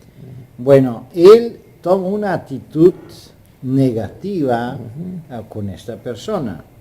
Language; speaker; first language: Spanish; non-native, fluent; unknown